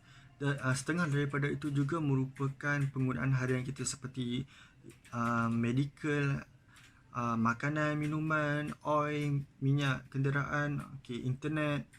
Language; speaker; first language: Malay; native; Malay